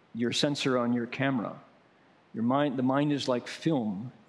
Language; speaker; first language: English; native; English